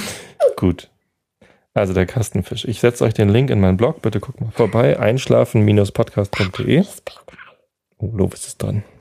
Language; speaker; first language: German; native; German